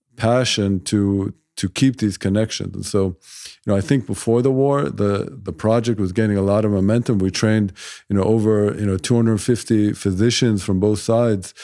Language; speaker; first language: English; native; English